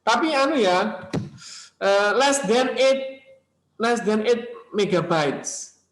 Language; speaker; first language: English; non-native, learner; Indonesian